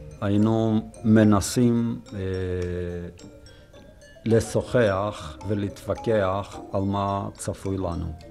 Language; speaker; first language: Hebrew; non-native, fluent; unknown